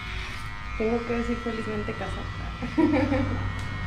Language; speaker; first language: Spanish; native; Spanish